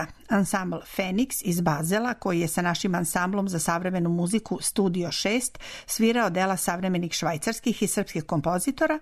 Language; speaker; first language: Serbian; native; Serbian